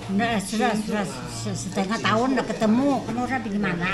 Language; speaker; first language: Indonesian; non-native, local second language; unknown